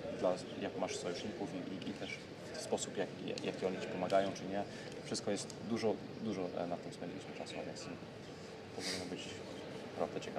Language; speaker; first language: Polish; early bilingual, heritage; Polish